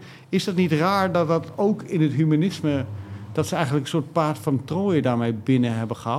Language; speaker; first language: Dutch; native; Dutch